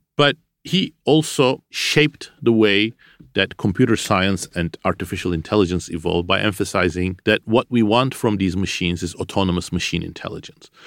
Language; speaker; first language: English; non-native, fluent; Armenian